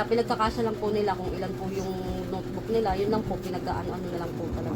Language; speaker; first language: Filipino; native; Filipino